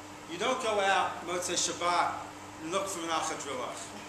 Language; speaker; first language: English; native; English